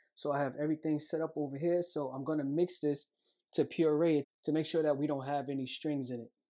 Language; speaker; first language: English; native; English